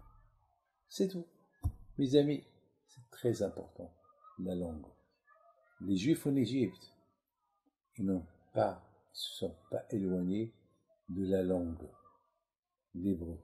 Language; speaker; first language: French; non-native, local second language; Arabic